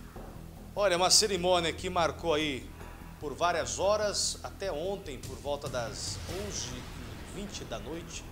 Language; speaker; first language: Portuguese; native; Portuguese